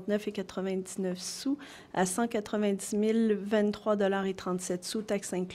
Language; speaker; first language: French; native; French